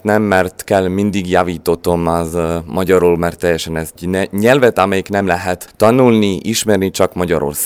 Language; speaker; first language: Hungarian; non-native, learner; Croatian